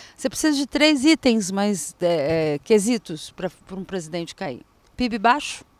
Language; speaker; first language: Portuguese; native; Portuguese